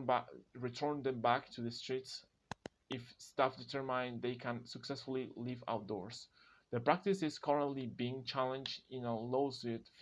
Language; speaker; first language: English; non-native, fluent; Spanish